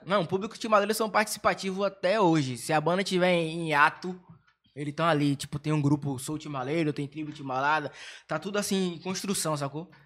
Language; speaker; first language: Portuguese; native; Portuguese